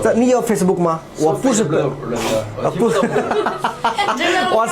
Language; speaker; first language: Chinese; non-native, learner; Bangla